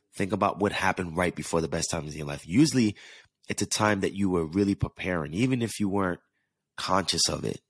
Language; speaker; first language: English; native; English